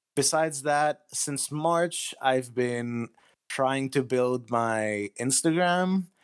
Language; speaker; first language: English; non-native, fluent; Greek